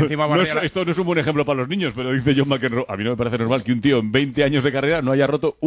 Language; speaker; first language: Spanish; native; Spanish